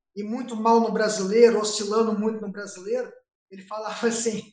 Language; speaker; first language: Portuguese; native; Portuguese